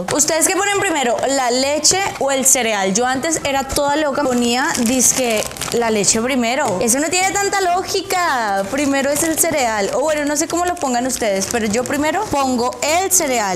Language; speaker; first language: Spanish; native; Spanish